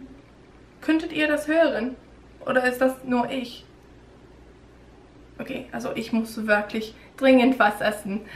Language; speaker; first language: German; non-native, learner; English